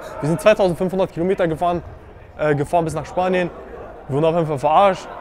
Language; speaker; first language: German; early bilingual, other home language; Kurdish